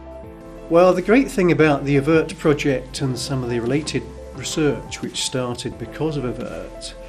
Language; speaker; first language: English; native; English